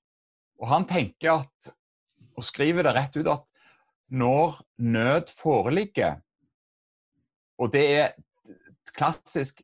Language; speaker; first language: Norwegian; native; Norwegian